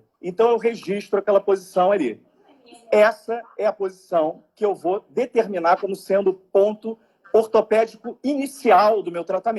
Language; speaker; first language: Portuguese; native; Portuguese